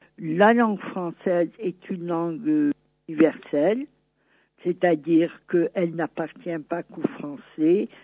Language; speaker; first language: French; non-native, local second language; Greek